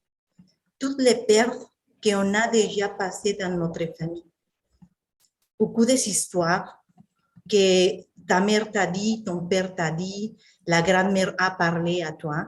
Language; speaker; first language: French; non-native, fluent; Spanish